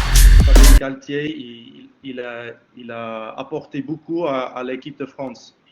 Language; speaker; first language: French; non-native, fluent; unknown